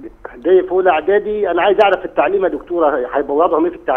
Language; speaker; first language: Arabic; native; Arabic